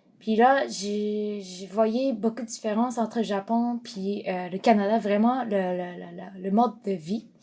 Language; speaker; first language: French; non-native, fluent; Japanese